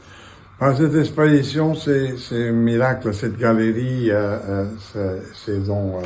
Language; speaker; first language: French; non-native, fluent; Catalan